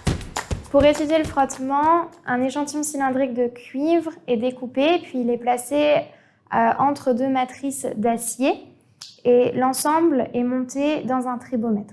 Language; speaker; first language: French; native; French